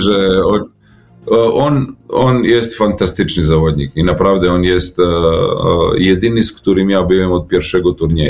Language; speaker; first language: Polish; non-native, learner; Serbian